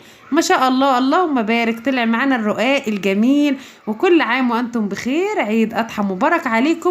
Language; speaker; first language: Arabic; native; Arabic